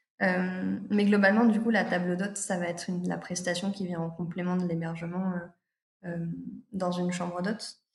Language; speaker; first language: French; native; French